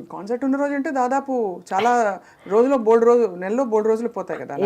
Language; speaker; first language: Telugu; native; Telugu